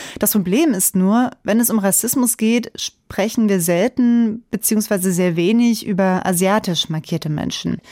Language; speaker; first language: German; native; German